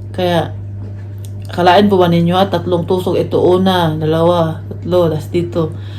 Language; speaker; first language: Filipino; non-native, local second language; Cebuano